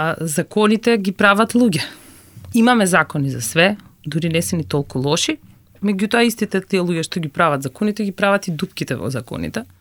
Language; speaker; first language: Macedonian; native; Macedonian